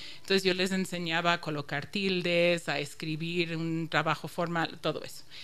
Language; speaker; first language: Spanish; non-native, fluent; English